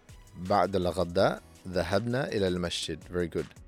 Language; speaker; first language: Arabic; non-native, fluent; English